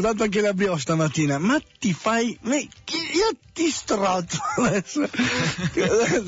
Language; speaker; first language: Italian; native; Italian